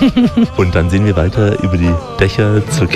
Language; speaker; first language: German; native; German